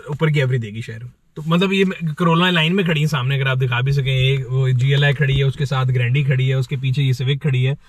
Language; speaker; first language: Urdu; non-native, local second language; Punjabi